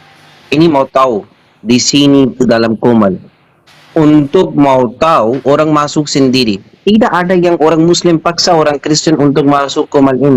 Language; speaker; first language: Indonesian; non-native, learner; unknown